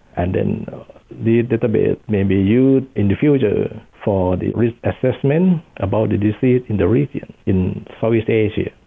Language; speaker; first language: English; non-native, fluent; Thai